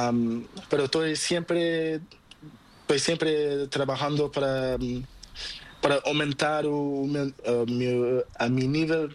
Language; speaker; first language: Spanish; non-native, learner; Portuguese